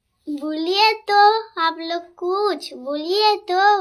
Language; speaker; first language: Hindi; non-native, local second language; Bangla